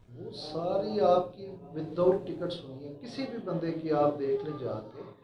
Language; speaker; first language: Urdu; non-native, local second language; Punjabi